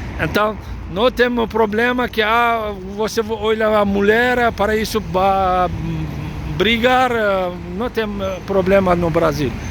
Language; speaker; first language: Portuguese; non-native, learner; Turkish